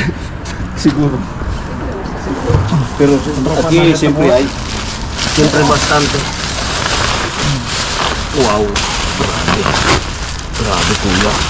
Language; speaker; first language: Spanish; non-native, learner; Filipino